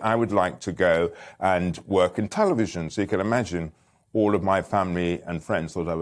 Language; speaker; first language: English; native; English